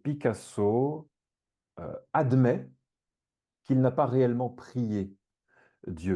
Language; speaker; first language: French; native; French